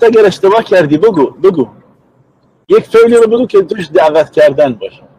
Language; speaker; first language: Persian; native; Persian